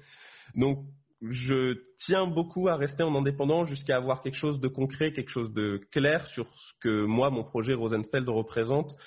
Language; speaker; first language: French; native; French